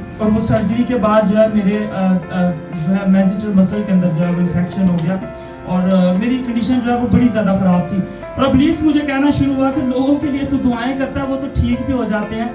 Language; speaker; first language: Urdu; non-native, local second language; Punjabi